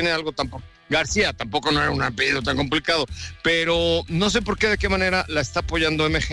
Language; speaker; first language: Spanish; native; Spanish